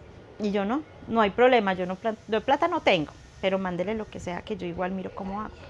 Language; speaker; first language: Spanish; native; Spanish